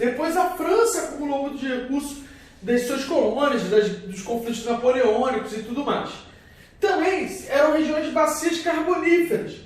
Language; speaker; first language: Portuguese; native; Portuguese